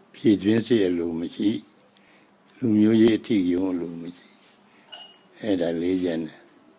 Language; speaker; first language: Burmese; non-native, local second language; S'gaw Karen